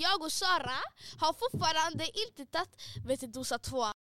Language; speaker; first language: Swedish; early bilingual, other home language; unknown